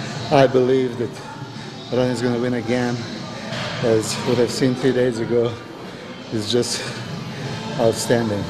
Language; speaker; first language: English; non-native, fluent; Serbian